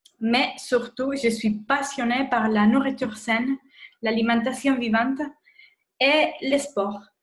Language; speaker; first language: French; non-native, fluent; Spanish